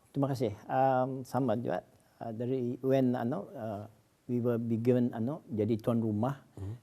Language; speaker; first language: Malay; native; Malay